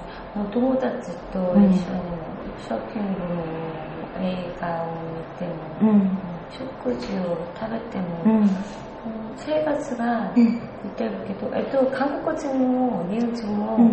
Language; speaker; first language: Japanese; non-native, learner; Korean